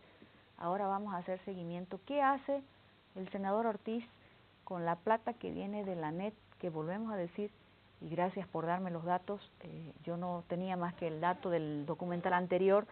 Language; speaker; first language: Spanish; native; Spanish